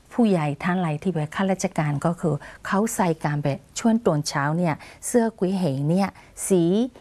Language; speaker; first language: Thai; non-native, fluent; Burmese